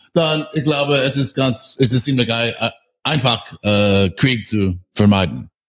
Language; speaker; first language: German; non-native, learner; English